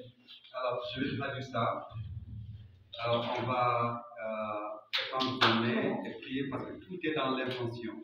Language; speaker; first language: French; non-native, local second language; Fula